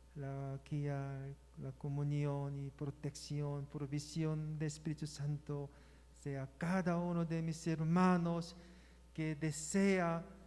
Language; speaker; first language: Spanish; non-native, learner; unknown